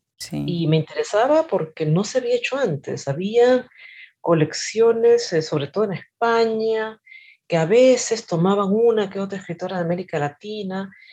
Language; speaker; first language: Spanish; native; Spanish